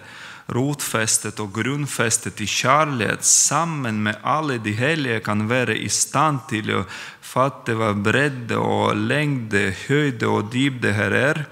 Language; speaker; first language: Swedish; non-native, fluent; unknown